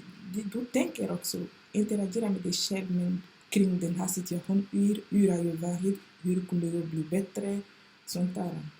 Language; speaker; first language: Swedish; non-native, fluent; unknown